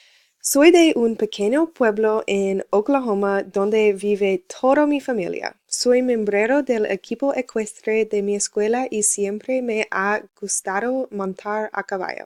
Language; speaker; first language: Spanish; non-native, learner; English